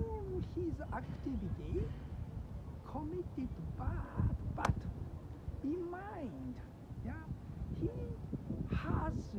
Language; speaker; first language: English; non-native, learner; Japanese